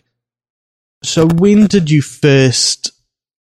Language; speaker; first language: English; native; English